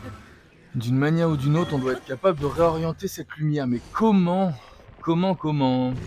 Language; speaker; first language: French; native; French